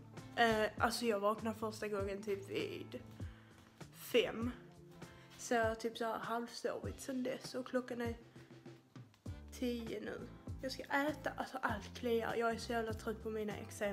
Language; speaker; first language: Swedish; native; Swedish